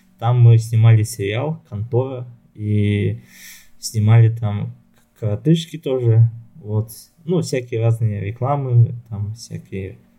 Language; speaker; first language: Russian; non-native, local second language; Yakut